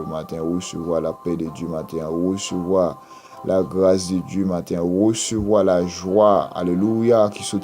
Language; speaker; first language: French; non-native, local second language; Haitian Creole